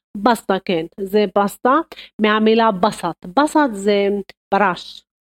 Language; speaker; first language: Hebrew; non-native, local second language; Arabic